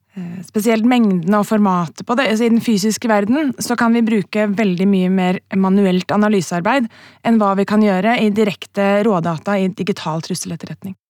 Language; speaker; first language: Norwegian; native; Norwegian